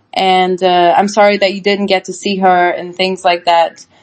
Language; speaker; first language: English; non-native, fluent; Turkish